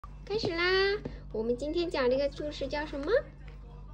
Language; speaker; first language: Chinese; native; Chinese